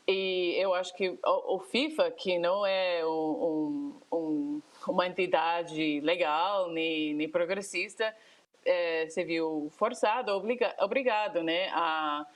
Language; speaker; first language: Portuguese; non-native, fluent; English